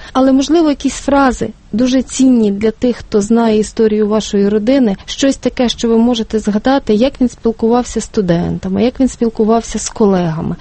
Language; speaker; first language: Ukrainian; native; Ukrainian